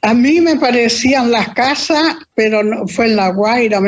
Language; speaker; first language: Spanish; early bilingual, other home language; Italian